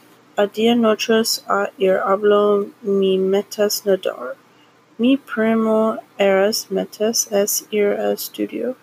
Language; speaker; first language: Spanish; non-native, learner; English